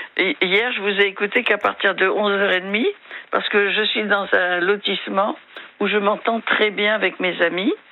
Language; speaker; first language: French; native; French